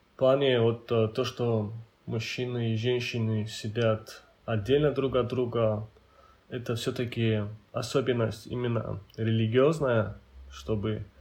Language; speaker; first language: Russian; non-native, local second language; Avaric